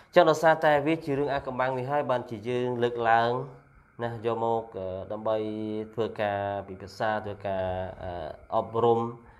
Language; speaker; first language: Khmer; non-native, local second language; Eastern Cham